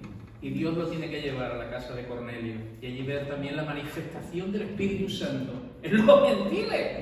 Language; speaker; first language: Spanish; native; Spanish